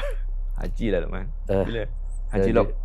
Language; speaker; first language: Malay; native; Malay